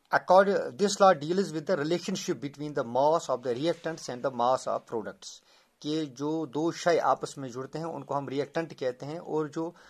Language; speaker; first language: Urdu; non-native, local second language; Kashmiri